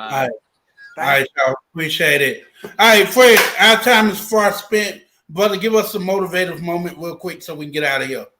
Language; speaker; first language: English; native; English